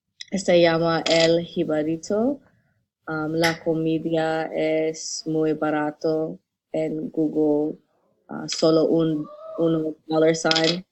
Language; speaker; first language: Spanish; non-native, learner; English